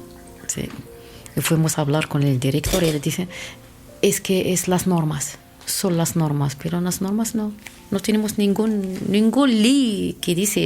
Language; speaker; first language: Spanish; non-native, learner; Arabic